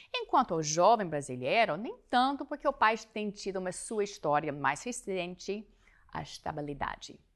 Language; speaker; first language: Portuguese; non-native, fluent; English